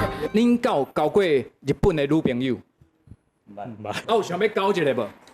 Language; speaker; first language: Chinese; native; Chinese